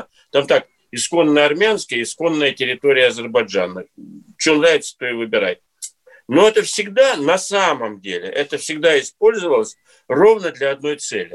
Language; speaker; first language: Russian; native; Russian